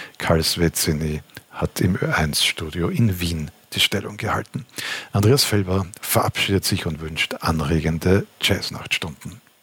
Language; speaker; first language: German; native; German